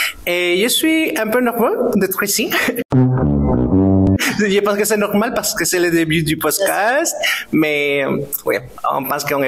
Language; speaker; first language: French; non-native, fluent; Spanish